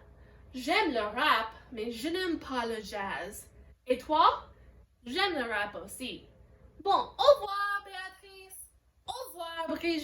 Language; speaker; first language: French; non-native, fluent; English